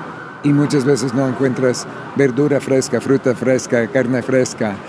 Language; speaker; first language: Spanish; non-native, fluent; English